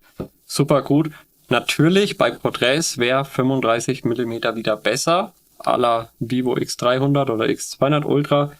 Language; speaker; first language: German; native; German